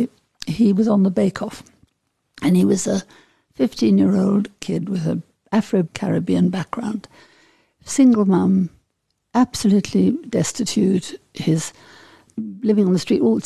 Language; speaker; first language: English; native; English